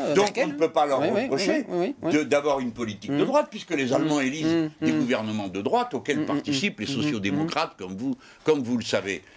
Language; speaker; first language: French; native; French